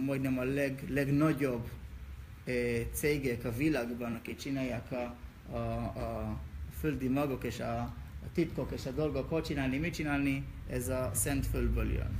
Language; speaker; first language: Hungarian; non-native, learner; Hebrew